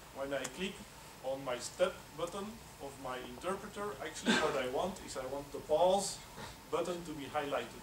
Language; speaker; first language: English; non-native, fluent; Dutch